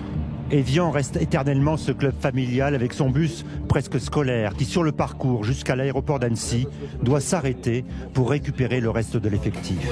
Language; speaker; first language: French; native; French